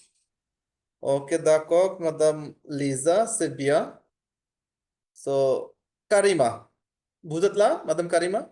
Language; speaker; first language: Bangla; native; Bangla